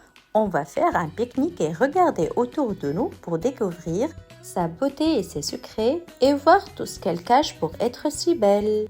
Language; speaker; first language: French; non-native, local second language; Arabic